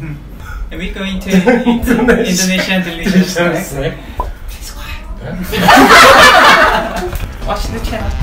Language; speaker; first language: English; non-native, learner; Korean